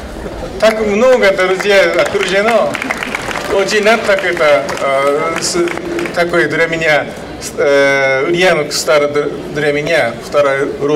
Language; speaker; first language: Russian; non-native, learner; Japanese